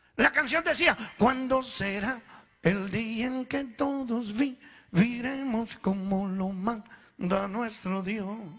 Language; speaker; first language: Spanish; early bilingual, other home language; Italian